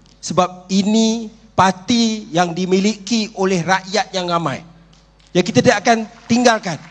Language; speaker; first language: Malay; native; Malay